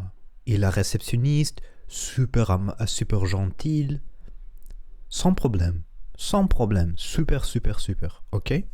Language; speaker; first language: French; non-native, learner; Spanish